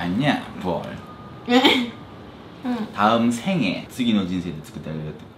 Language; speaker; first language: Korean; native; Korean